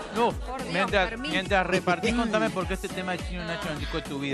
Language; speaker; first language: Spanish; native; Spanish